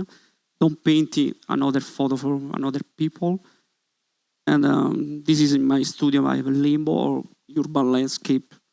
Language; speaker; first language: English; non-native, learner; Italian